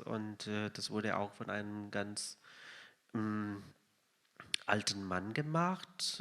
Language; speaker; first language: German; non-native, fluent; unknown